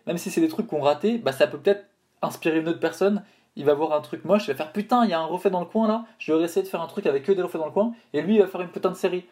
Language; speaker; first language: French; native; French